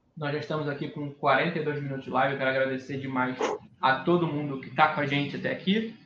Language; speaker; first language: Portuguese; native; Portuguese